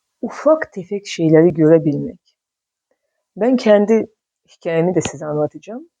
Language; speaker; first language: Turkish; non-native, fluent; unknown